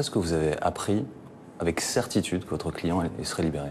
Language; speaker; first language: French; native; French